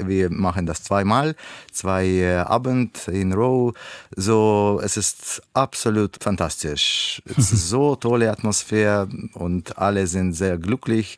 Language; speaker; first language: German; non-native, learner; Russian